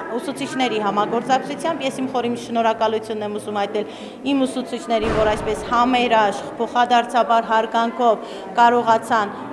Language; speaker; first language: Armenian; native; Armenian